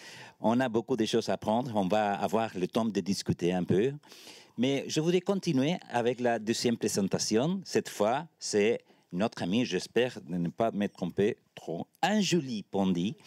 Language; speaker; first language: French; non-native, learner; Spanish